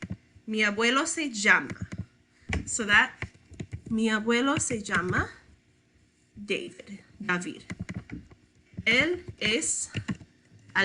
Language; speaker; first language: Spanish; non-native, fluent; English